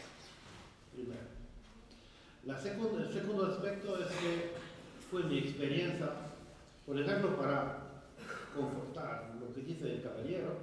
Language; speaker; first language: Spanish; non-native, fluent; French